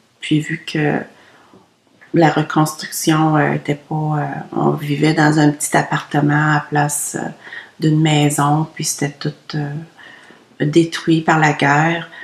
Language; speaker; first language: French; early bilingual, other home language; Vietnamese